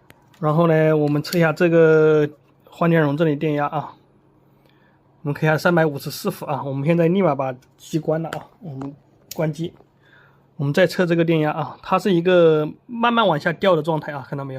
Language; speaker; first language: Chinese; native; Chinese